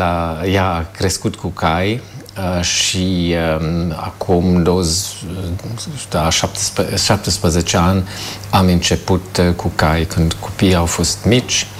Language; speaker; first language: Romanian; non-native, fluent; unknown